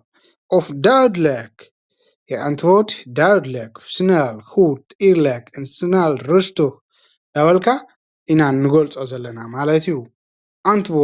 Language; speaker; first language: Dutch; non-native, fluent; Tigrinya